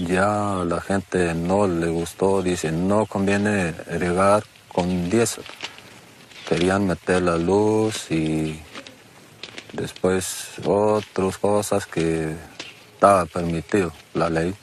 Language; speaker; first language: Spanish; non-native, local second language; Plautdietsch